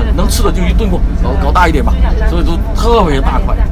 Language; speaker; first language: Chinese; native; Chinese